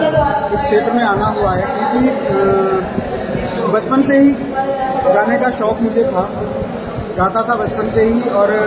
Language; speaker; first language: Hindi; non-native, local second language; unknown